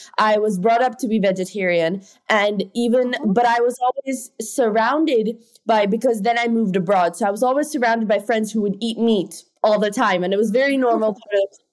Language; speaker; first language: English; non-native, local second language; Hindi